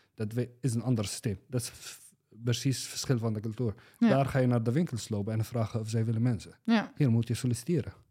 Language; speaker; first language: Dutch; non-native, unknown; Arabic